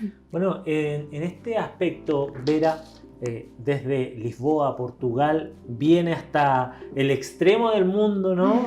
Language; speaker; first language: Spanish; native; Spanish